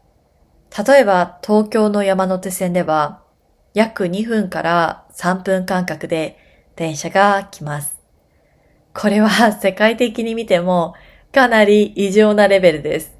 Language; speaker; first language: Japanese; native; Japanese